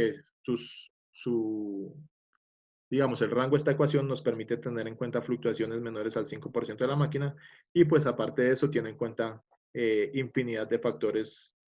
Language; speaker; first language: Spanish; native; Spanish